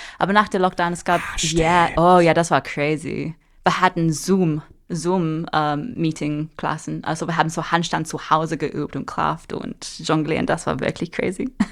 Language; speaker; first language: German; non-native, fluent; English